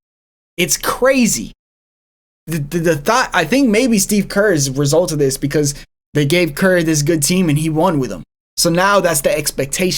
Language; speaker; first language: English; native; English